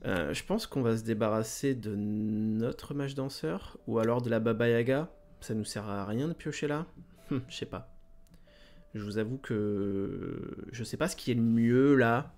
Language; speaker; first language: French; native; French